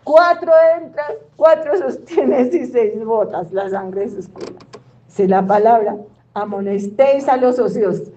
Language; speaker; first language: Spanish; native; Spanish